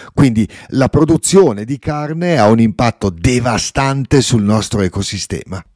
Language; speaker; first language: Italian; non-native, local second language; Ladin